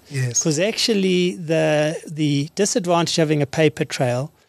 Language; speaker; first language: English; native; English